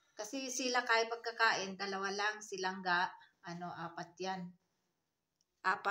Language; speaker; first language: Filipino; non-native, local second language; Iloko